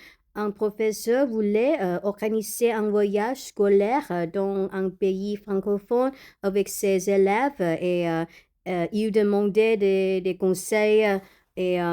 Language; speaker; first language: French; non-native, learner; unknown